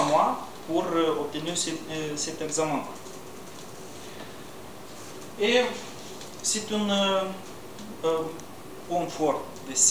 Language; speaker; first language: French; non-native, learner; Romanian